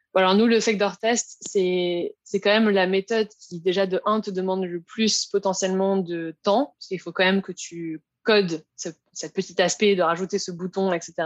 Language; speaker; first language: French; native; French